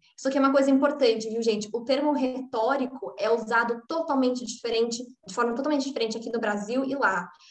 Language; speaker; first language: Portuguese; native; Portuguese